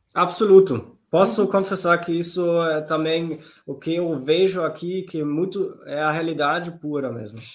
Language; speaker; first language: Portuguese; non-native, fluent; German